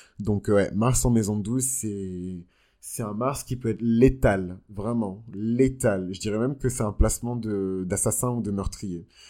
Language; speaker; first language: French; native; French